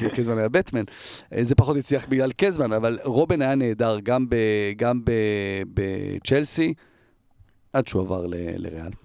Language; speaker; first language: Hebrew; native; Hebrew